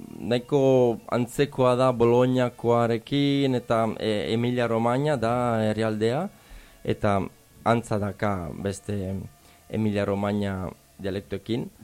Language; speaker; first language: Basque; non-native, fluent; Italian